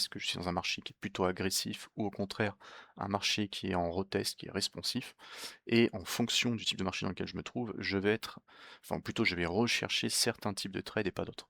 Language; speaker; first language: French; native; French